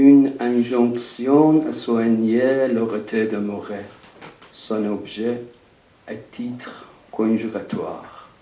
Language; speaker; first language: French; non-native, fluent; Persian